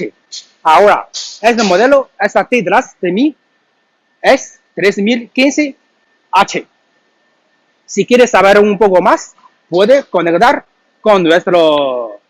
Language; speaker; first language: Spanish; non-native, learner; Chinese